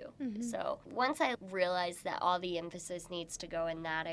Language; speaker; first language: English; native; English